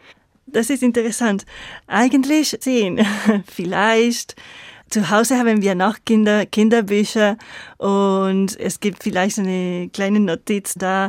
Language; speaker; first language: German; non-native, fluent; Spanish